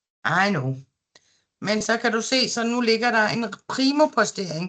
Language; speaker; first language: Danish; native; Danish